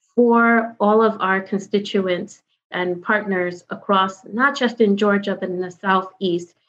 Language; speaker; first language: English; native; English